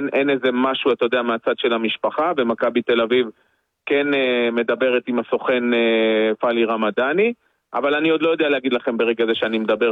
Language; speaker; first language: Hebrew; native; Hebrew